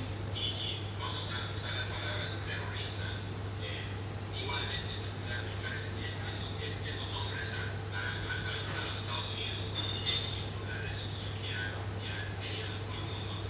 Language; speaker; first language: Spanish; non-native, fluent; English